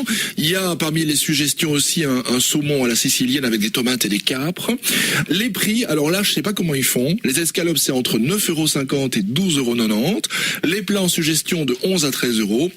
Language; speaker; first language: French; native; French